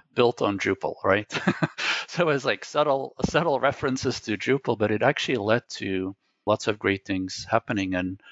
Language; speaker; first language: English; non-native, fluent; Dutch